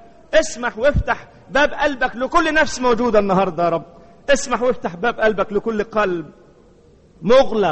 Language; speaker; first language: Arabic; native; Arabic